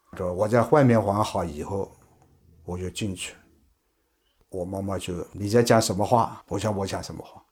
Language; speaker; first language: Chinese; native; Chinese